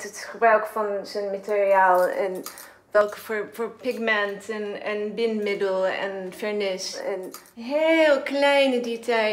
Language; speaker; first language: Dutch; non-native, fluent; English